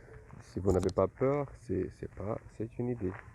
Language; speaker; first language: French; non-native, fluent; Portuguese